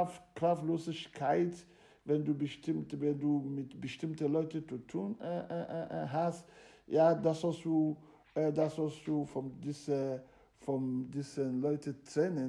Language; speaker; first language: German; non-native, fluent; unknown